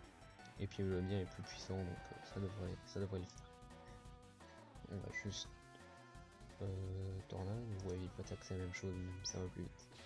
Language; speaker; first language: French; native; French